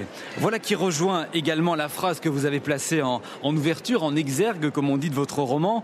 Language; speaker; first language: French; native; French